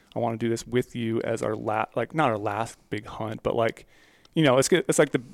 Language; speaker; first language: English; native; English